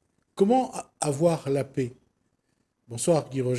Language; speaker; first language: French; native; French